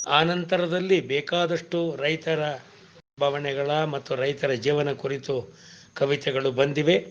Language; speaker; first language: Kannada; non-native, local second language; Tamil